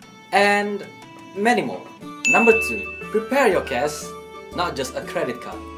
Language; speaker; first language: English; non-native, learner; Indonesian